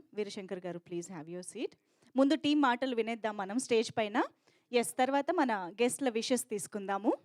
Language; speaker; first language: Telugu; native; Telugu